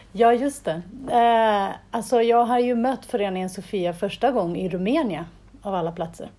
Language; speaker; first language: Swedish; non-native, fluent; Portuguese